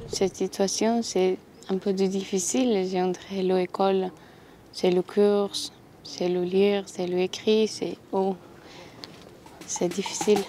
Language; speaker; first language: French; non-native, learner; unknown